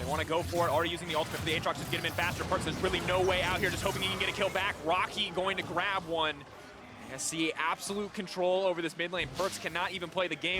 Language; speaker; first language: English; native; English